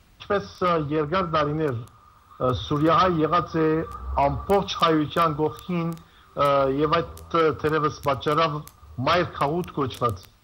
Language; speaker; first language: Armenian; native; Armenian